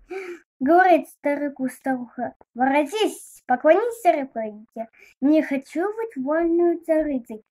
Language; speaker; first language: Russian; native; Russian